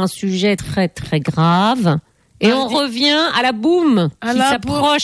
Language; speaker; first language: French; native; French